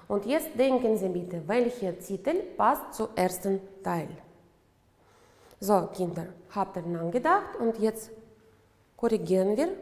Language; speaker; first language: German; non-native, fluent; Uzbek